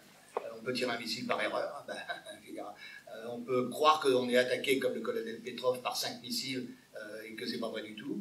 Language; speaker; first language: French; native; French